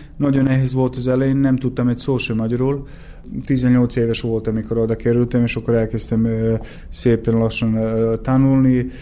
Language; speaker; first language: Hungarian; non-native, fluent; Serbian